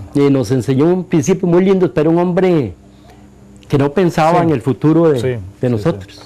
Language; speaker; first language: Spanish; native; Spanish